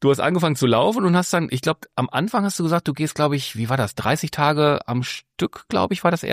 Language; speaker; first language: German; native; German